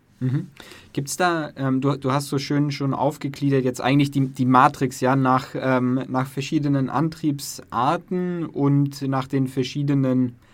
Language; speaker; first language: German; native; German